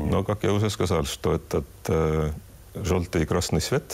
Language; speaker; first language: Russian; non-native, local second language; Estonian